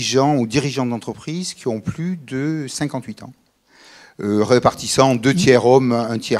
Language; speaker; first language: French; native; French